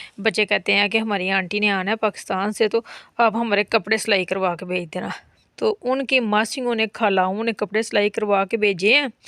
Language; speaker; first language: Urdu; non-native, local second language; Punjabi